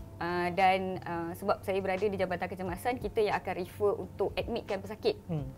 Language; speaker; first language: Malay; non-native, local second language; Tamil